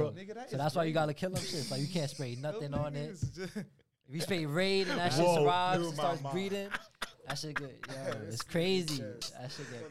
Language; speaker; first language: English; native; English